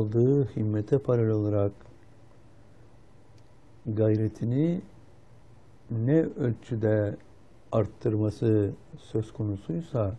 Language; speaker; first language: Turkish; native; Turkish